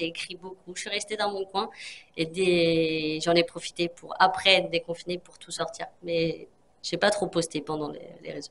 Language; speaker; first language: French; native; French